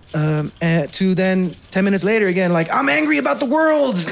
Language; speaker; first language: English; non-native, fluent; Dutch